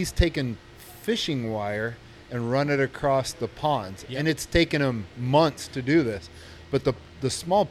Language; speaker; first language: English; native; English